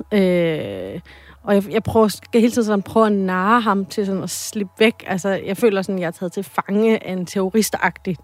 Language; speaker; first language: Danish; native; Danish